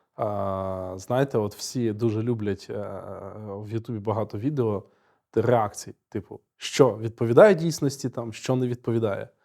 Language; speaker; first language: Ukrainian; native; Ukrainian